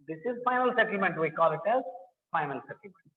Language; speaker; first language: English; non-native, local second language; Kannada